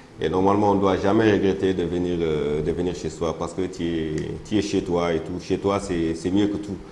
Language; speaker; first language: French; non-native, local second language; Soninke